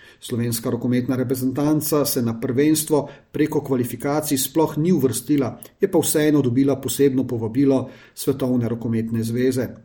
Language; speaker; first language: Slovenian; native; Slovenian